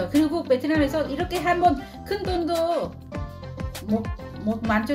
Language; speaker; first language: Korean; non-native, local second language; Vietnamese